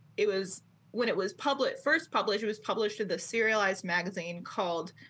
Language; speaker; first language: English; native; English